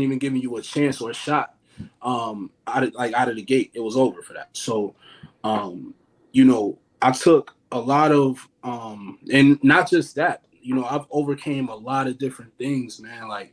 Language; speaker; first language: English; native; English